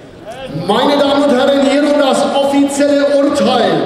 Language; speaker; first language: German; native; German